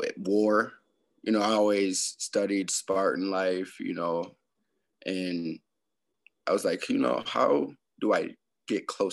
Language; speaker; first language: English; native; English